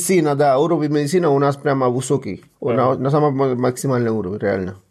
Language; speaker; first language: Russian; non-native, fluent; Spanish